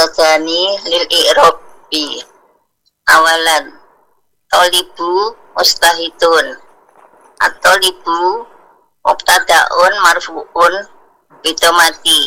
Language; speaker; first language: Arabic; non-native, learner; Indonesian